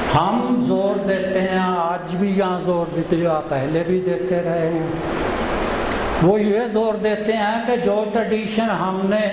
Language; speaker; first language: Hindi; non-native, local second language; Punjabi